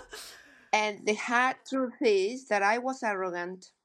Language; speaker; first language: English; non-native, fluent; Spanish